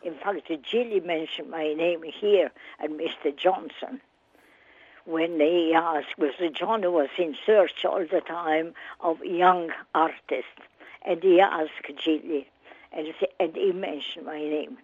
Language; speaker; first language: English; non-native, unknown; Italian